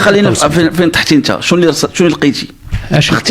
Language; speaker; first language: Arabic; native; Arabic